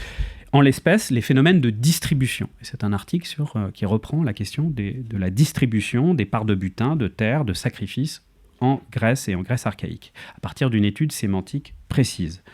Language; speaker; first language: French; native; French